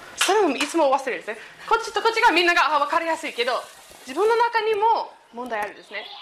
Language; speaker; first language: Japanese; native; Japanese